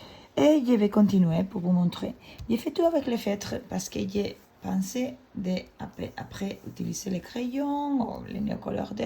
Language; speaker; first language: French; non-native, fluent; Spanish